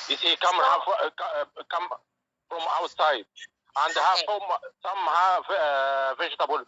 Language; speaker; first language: English; non-native, learner; Arabic